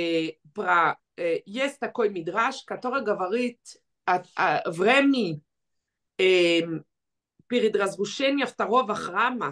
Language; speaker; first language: Russian; early bilingual, heritage; Russian